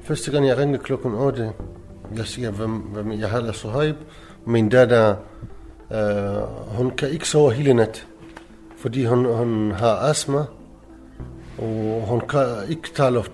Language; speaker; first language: Danish; non-native, learner; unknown